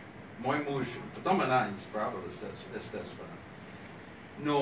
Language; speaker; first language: Russian; non-native, fluent; English